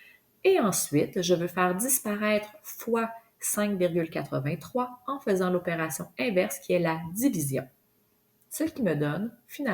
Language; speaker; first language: French; native; French